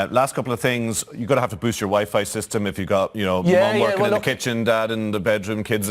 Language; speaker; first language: English; native; English